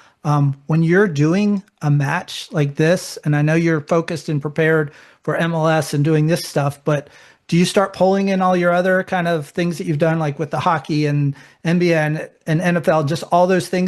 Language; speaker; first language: English; native; English